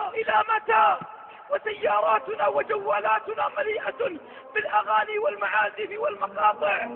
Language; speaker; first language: Arabic; native; Arabic